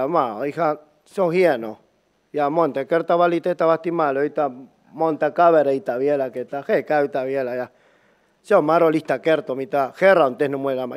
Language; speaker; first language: Finnish; non-native, learner; Spanish